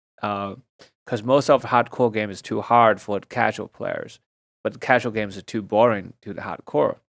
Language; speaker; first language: English; non-native, fluent; Chinese